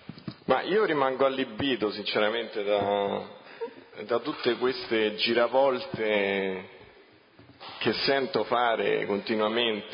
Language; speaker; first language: Italian; native; Italian